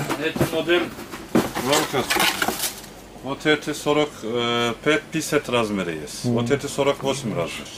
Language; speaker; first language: Russian; non-native, learner; Turkish